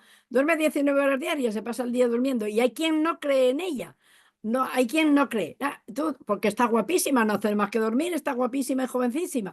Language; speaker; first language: Spanish; native; Spanish